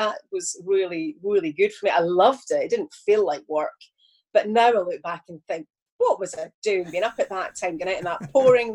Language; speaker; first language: English; native; English